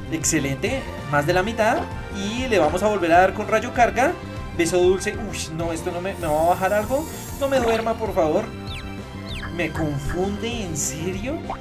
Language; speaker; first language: Spanish; native; Spanish